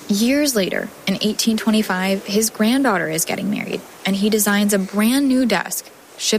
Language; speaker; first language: English; native; English